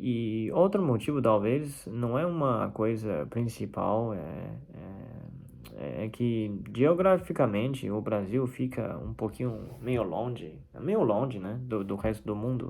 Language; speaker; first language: Portuguese; non-native, fluent; Chinese